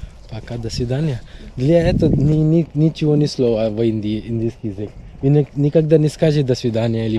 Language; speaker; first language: Russian; non-native, learner; Hindi